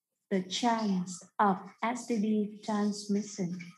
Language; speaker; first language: English; non-native, fluent; Vietnamese